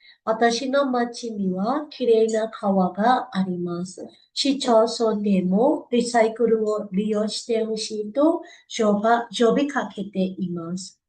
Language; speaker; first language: Japanese; non-native, fluent; Burmese